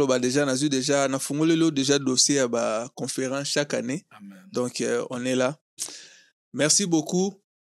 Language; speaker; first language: French; non-native, local second language; Lingala